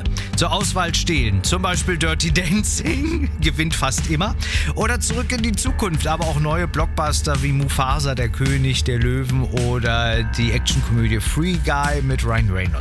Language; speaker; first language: German; native; German